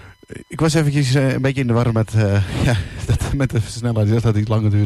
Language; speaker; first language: Dutch; native; Dutch